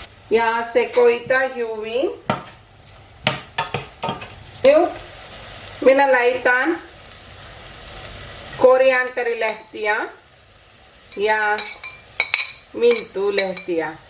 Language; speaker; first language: Finnish; non-native, learner; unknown